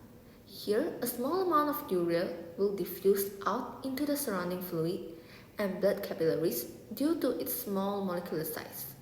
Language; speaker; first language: English; non-native, local second language; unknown